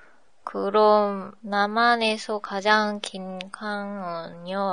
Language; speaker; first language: Korean; non-native, learner; Japanese